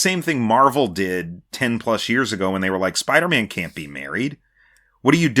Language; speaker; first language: English; native; English